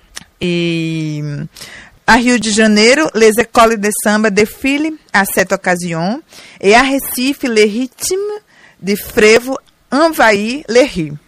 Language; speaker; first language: French; non-native, learner; Portuguese